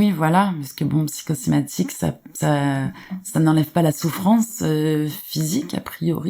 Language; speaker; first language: French; native; French